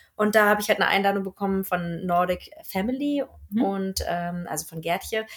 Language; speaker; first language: German; native; German